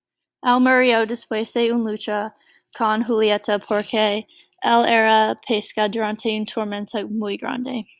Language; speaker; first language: Spanish; non-native, learner; English